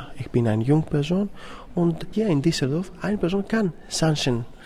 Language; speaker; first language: German; non-native, learner; Greek